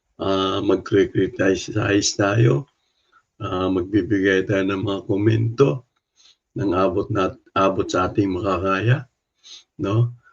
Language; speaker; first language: Filipino; non-native, local second language; Cebuano